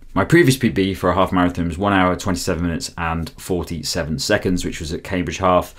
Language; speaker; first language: English; native; English